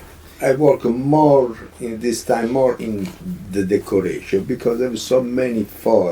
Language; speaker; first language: English; non-native, learner; Italian